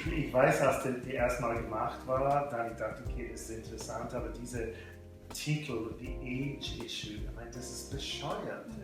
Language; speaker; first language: German; non-native, fluent; English